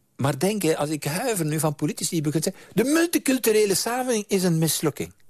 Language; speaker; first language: Dutch; native; Dutch